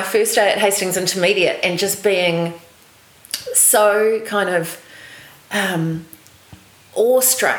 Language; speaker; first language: English; native; English